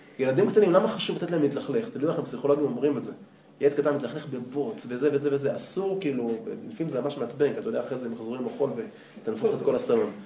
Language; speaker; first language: Hebrew; native; Hebrew